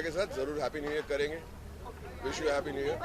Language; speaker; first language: Hindi; native; Hindi